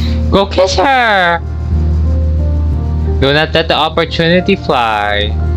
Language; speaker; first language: English; non-native, local second language; Filipino